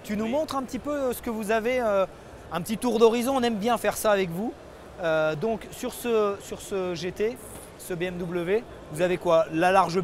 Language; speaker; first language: French; native; French